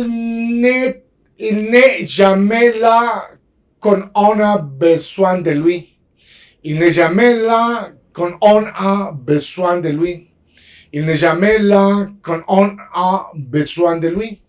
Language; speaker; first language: French; non-native, fluent; Spanish